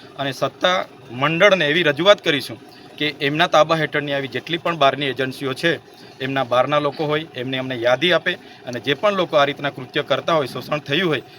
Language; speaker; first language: Gujarati; non-native, local second language; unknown